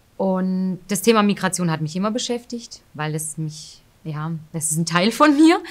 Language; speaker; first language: German; early bilingual, other home language; Albanian